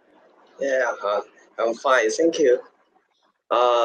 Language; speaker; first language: English; non-native, learner; Chinese